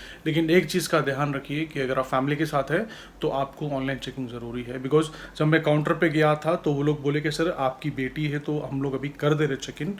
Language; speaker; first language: Hindi; native; Hindi